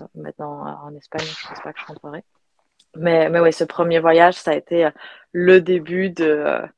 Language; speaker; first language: French; native; French